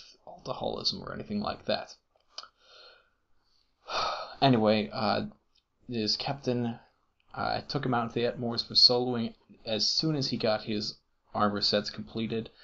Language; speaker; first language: English; native; English